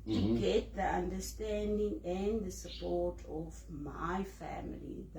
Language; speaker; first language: English; non-native, local second language; Afrikaans